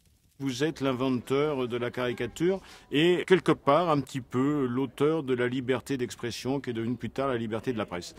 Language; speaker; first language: French; native; French